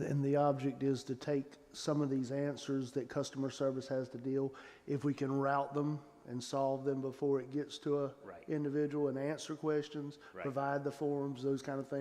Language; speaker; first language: English; native; English